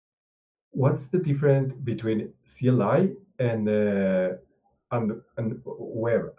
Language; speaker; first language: English; non-native, learner; Spanish